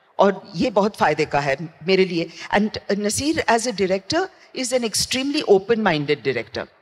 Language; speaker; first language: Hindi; non-native, local second language; Gujarati